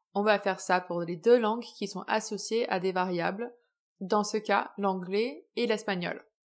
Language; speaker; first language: French; native; French